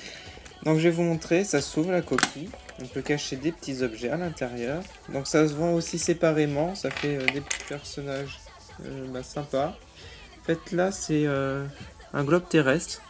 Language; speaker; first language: French; native; French